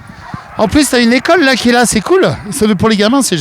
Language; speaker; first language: French; native; French